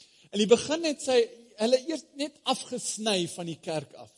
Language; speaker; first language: Afrikaans; non-native, fluent; English